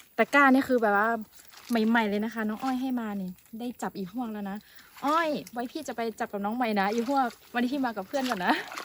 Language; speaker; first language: Thai; non-native, local second language; Western Kayah